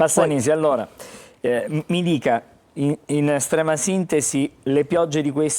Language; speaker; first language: Italian; native; Italian